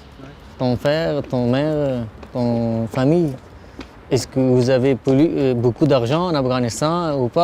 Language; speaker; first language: French; non-native, learner; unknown